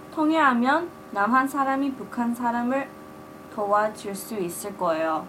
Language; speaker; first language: Korean; early bilingual, heritage; English